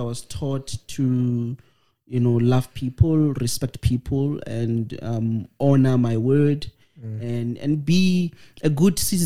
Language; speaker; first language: English; non-native, local second language; Northern Sotho